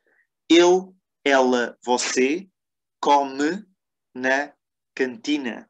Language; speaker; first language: Portuguese; non-native, fluent; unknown